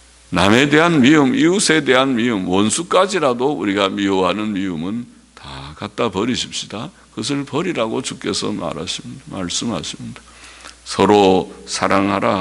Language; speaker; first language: Korean; native; Korean